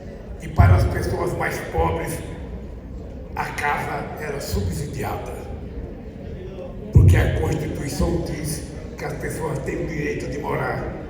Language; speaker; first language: Portuguese; native; Portuguese